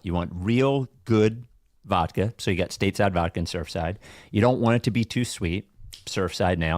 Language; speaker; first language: English; native; English